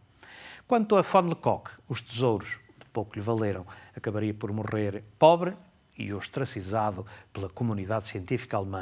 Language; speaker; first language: Portuguese; native; Portuguese